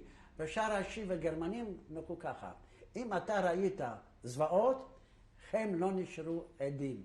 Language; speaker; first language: Hebrew; non-native, fluent; Yiddish